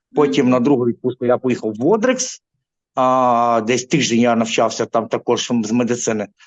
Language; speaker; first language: Ukrainian; non-native, local second language; Russian